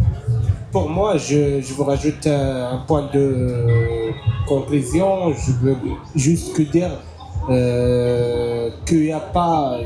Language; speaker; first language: French; non-native, learner; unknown